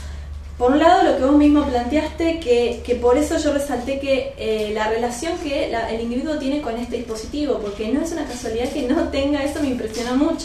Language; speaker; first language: Spanish; native; Spanish